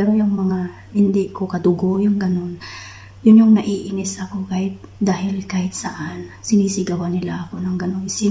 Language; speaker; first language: Filipino; non-native, local second language; Cebuano